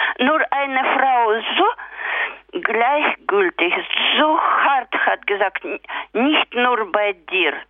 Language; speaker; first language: German; native; German